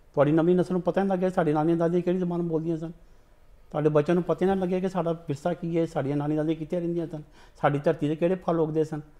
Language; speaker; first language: Punjabi; native; Punjabi